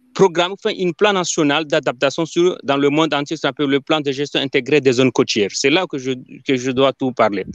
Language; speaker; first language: French; non-native, local second language; Ngazidja Comorian